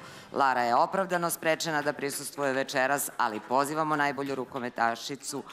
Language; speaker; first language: Serbian; native; Serbian